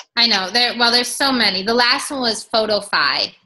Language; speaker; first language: English; native; English